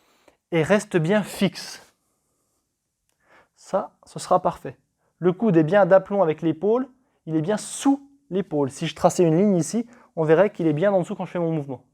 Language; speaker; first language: French; native; French